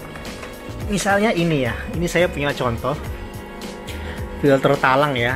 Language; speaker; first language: Indonesian; native; Indonesian